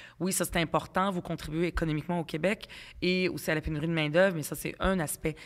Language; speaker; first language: French; early bilingual, other home language; Arabic